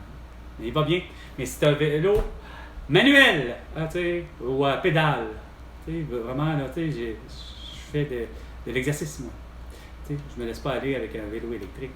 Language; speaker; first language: French; native; French